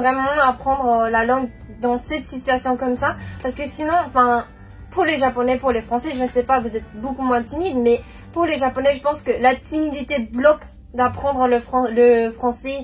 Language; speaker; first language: French; non-native, fluent; Japanese